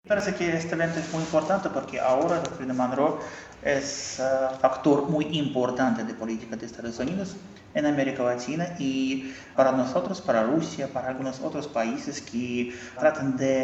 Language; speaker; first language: Spanish; non-native, fluent; Russian